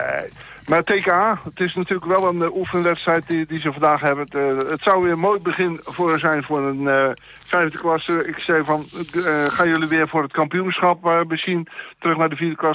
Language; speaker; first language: Dutch; native; Dutch